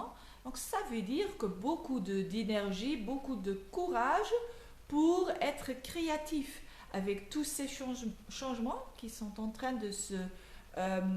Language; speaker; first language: French; non-native, learner; Dutch